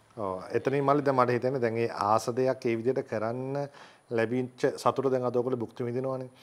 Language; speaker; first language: Sinhala; native; Sinhala